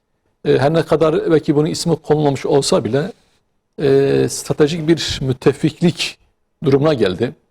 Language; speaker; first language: Turkish; native; Turkish